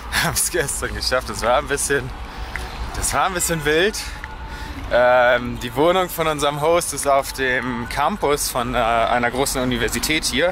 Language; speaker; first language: German; native; German